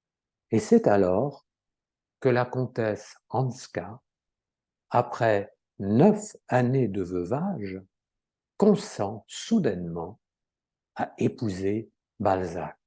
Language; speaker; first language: French; native; French